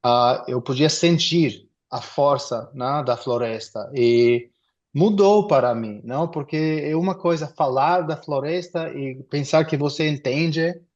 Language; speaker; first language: Portuguese; non-native, fluent; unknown